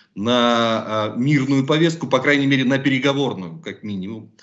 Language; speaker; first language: Russian; native; Russian